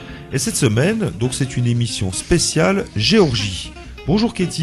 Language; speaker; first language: French; native; French